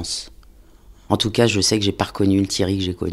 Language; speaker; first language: French; native; French